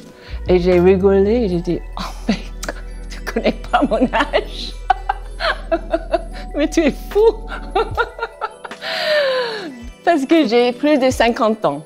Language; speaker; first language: French; non-native, fluent; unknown